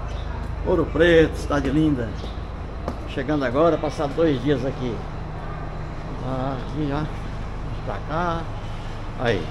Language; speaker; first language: Portuguese; native; Portuguese